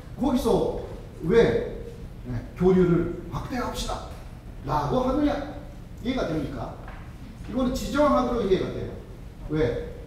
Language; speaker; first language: Korean; non-native, fluent; Japanese